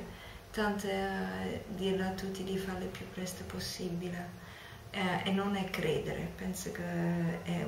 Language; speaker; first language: Italian; non-native, fluent; Dutch